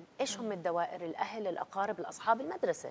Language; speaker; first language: Arabic; native; Arabic